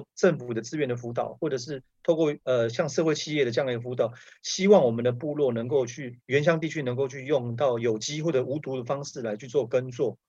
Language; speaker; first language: Chinese; native; Chinese